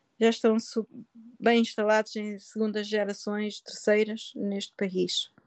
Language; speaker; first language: Portuguese; native; Portuguese